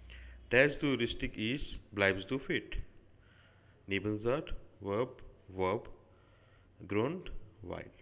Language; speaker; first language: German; non-native, learner; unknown